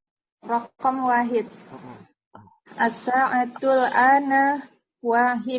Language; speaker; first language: Arabic; non-native, learner; Indonesian